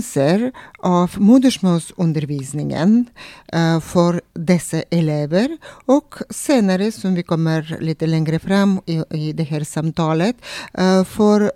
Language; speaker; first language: Swedish; non-native, fluent; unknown